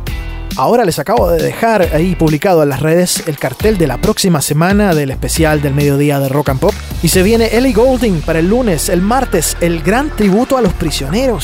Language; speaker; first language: Spanish; native; Spanish